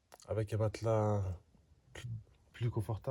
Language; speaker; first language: French; native; French